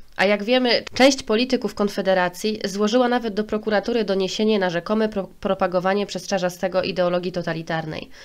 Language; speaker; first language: Polish; native; Polish